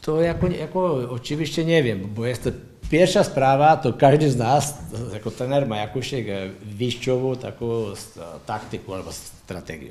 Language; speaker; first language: Polish; non-native, learner; Czech